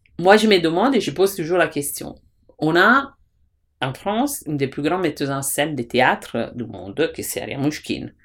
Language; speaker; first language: French; non-native, fluent; Italian